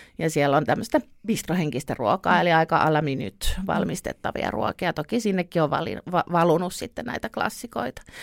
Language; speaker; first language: Finnish; early bilingual, other home language; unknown